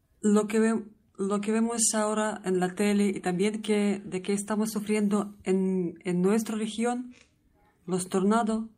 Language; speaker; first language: Spanish; non-native, learner; Russian